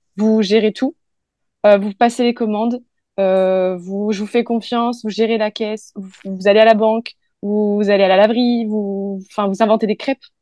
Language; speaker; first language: French; native; French